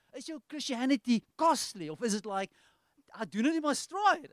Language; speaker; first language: English; non-native, local second language; Afrikaans